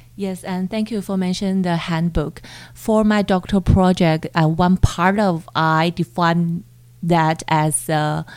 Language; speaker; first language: English; non-native, fluent; Chinese